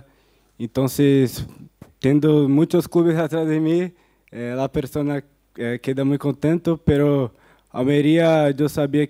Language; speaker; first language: Spanish; non-native, fluent; Portuguese